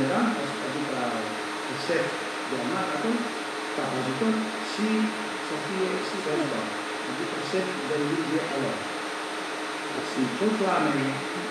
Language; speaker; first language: Romanian; non-native, learner; Greek